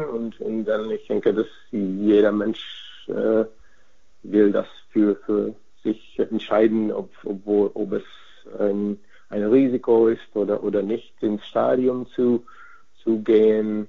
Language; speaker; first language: German; non-native, fluent; Hungarian